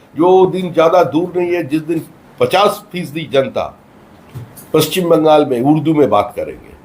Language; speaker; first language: Hindi; non-native, local second language; Bangla